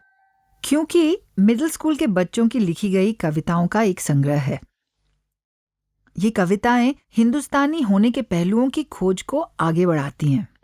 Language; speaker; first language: Hindi; native; Hindi